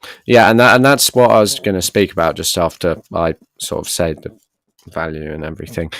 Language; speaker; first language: English; native; English